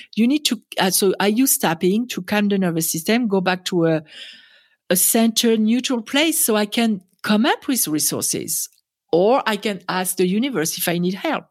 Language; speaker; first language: English; non-native, fluent; French